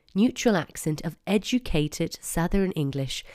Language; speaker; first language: English; native; English